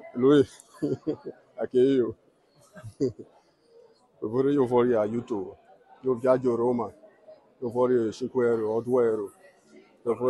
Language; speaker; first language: Italian; non-native, learner; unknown